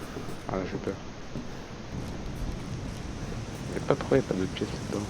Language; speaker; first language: French; native; French